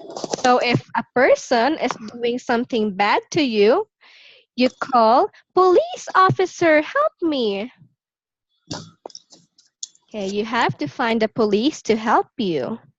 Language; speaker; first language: English; non-native, local second language; Filipino